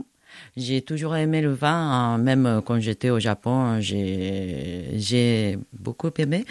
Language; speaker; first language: French; non-native, fluent; Japanese